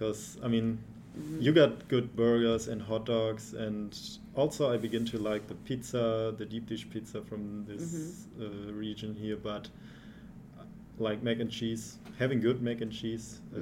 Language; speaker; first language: English; non-native, fluent; German